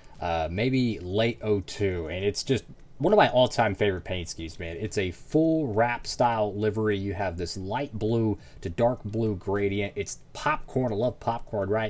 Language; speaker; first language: English; native; English